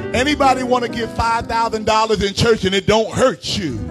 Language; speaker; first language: English; native; English